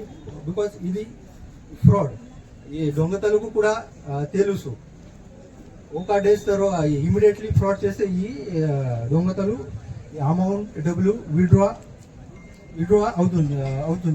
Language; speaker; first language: Telugu; non-native, learner; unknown